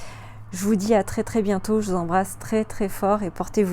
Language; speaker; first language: French; native; French